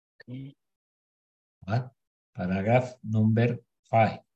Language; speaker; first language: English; non-native, learner; Spanish